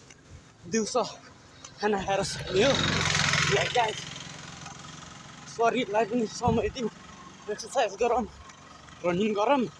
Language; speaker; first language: Nepali; native; Nepali